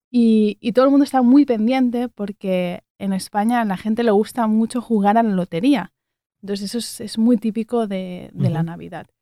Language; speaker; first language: Spanish; native; Spanish